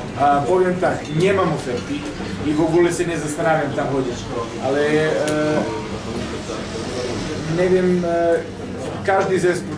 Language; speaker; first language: Polish; non-native, fluent; Serbian